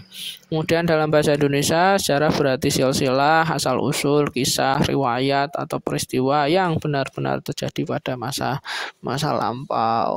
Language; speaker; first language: Indonesian; native; Indonesian